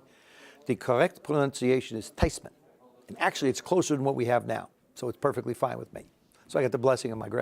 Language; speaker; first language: English; native; English